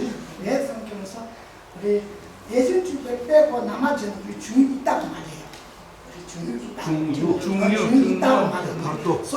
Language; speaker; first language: Korean; non-native, learner; Tibetan